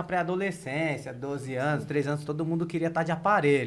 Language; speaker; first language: Portuguese; native; Portuguese